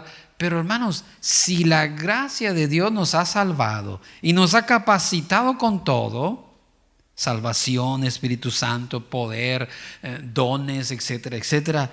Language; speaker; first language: Spanish; native; Spanish